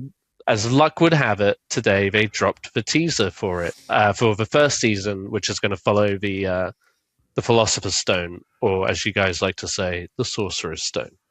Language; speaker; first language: English; native; English